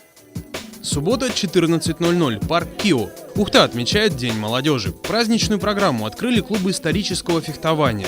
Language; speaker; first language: Russian; native; Russian